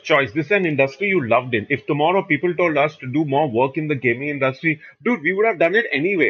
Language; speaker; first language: English; non-native, local second language; Hindi